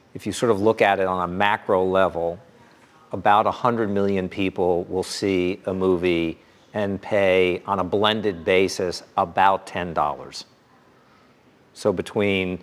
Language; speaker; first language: English; native; English